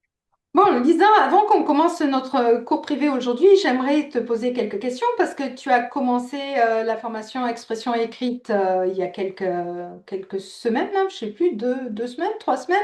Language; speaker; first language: French; native; French